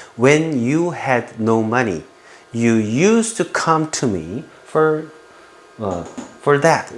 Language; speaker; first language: English; non-native, fluent; Korean